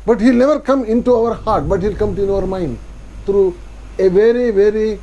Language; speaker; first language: English; non-native, local second language; Kannada